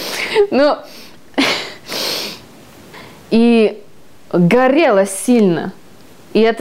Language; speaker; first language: Russian; early bilingual, heritage; Russian